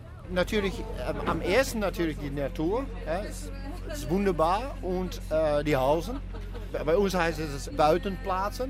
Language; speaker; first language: German; non-native, learner; Dutch